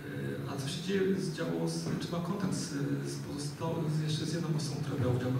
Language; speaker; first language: Polish; native; Polish